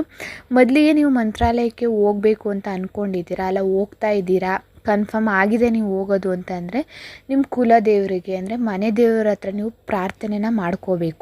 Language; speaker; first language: Kannada; native; Kannada